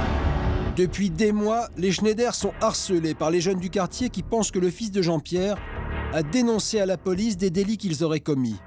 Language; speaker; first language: French; native; French